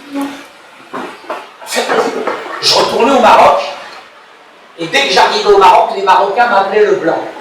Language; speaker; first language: French; early bilingual, other home language; Arabic